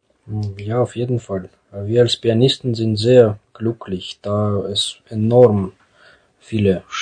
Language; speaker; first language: German; non-native, fluent; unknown